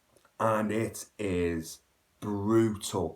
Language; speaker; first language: English; native; English